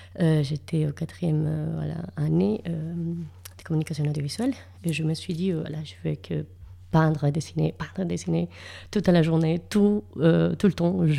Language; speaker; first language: French; non-native, fluent; Spanish